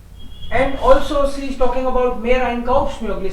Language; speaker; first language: German; non-native, fluent; Hindi